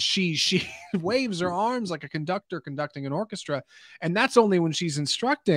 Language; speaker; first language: English; native; English